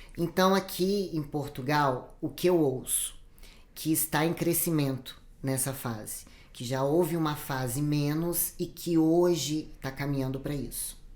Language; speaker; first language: Portuguese; native; Portuguese